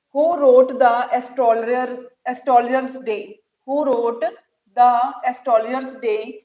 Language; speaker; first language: English; non-native, local second language; Punjabi